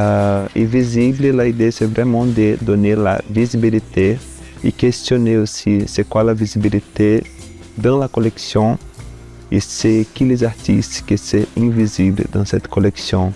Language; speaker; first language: French; non-native, fluent; Portuguese